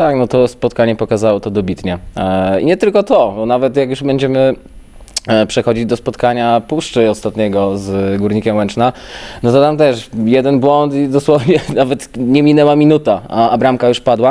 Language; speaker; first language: Polish; native; Polish